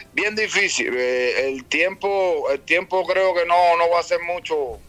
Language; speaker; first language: Spanish; native; Spanish